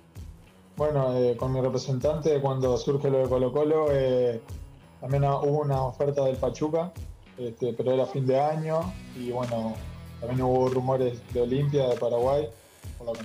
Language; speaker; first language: Spanish; native; Spanish